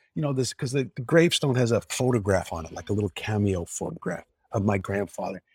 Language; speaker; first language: English; native; English